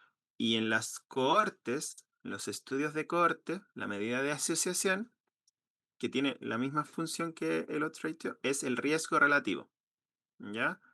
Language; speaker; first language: Spanish; native; Spanish